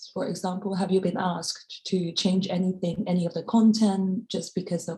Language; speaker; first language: English; non-native, local second language; Cantonese